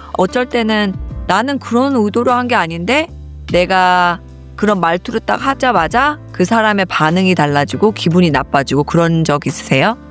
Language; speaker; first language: Korean; early bilingual, heritage; Korean